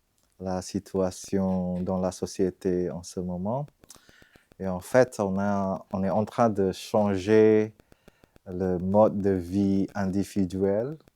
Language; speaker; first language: French; non-native, fluent; Vietnamese